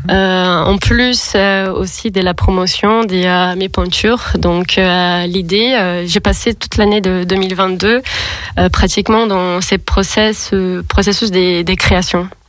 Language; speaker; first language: French; non-native, fluent; Portuguese